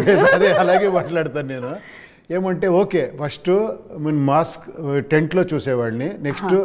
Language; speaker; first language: Telugu; non-native, local second language; Kannada